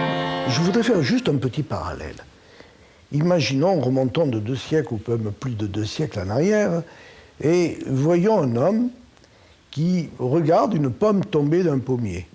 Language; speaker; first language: French; native; French